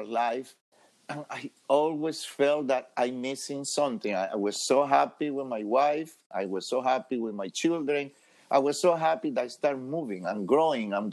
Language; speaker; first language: English; non-native, fluent; Spanish